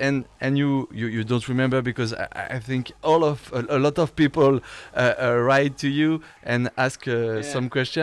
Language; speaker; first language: English; non-native, learner; French